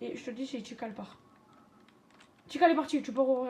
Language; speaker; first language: French; native; French